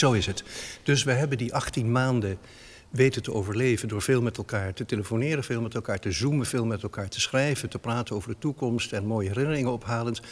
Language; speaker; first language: Dutch; native; Dutch